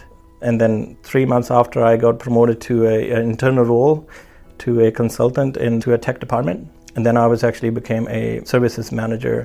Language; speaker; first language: English; non-native, local second language; Punjabi